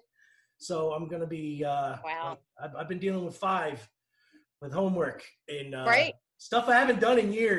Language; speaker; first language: English; native; English